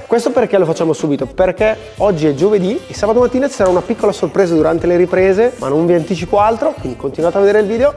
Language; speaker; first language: Italian; native; Italian